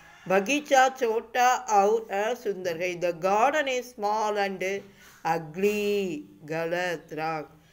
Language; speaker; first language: Hindi; non-native, local second language; Tamil